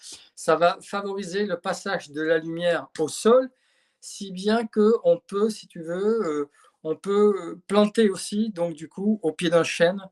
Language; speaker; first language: French; native; French